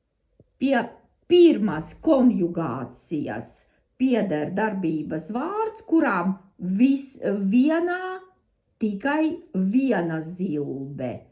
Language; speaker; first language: Latvian; non-native, learner; Russian